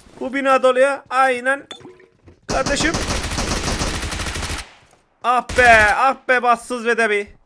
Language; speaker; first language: Turkish; native; Turkish